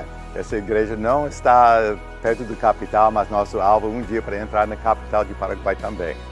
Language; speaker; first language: Portuguese; non-native, fluent; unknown